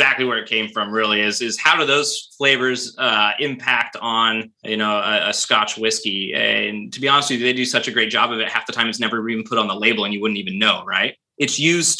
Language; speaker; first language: English; native; English